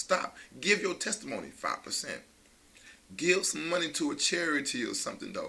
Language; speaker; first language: English; native; English